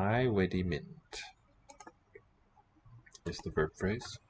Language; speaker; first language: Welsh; non-native, learner; English